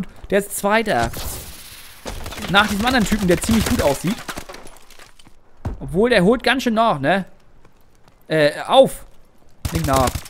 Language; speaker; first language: German; native; German